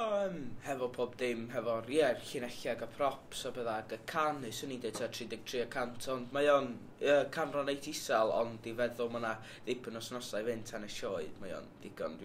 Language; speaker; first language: Welsh; native; Welsh